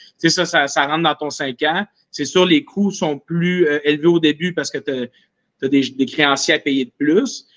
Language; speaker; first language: French; native; French